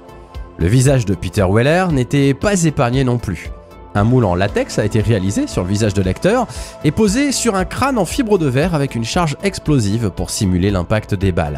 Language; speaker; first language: French; native; French